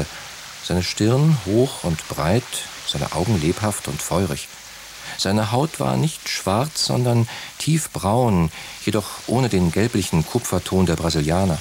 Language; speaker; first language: German; native; German